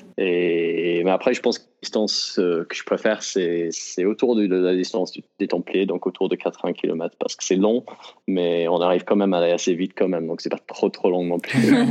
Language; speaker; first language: French; non-native, fluent; English